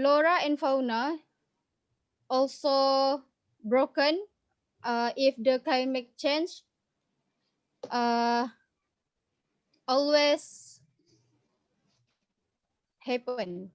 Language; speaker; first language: English; non-native, learner; Indonesian